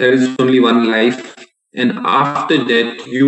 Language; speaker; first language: English; non-native, local second language; Gujarati